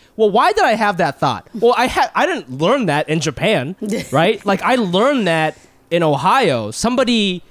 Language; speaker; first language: English; early bilingual, other home language; Japanese